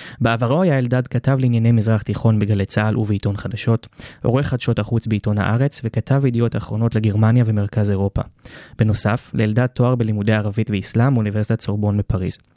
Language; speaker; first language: Hebrew; native; Hebrew